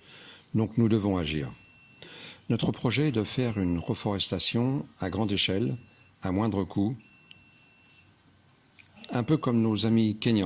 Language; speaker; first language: French; native; French